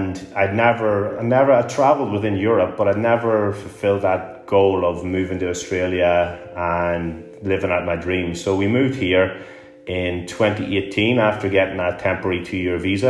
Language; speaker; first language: English; native; English